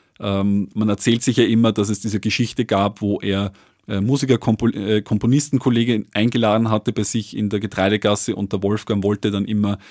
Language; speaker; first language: German; native; German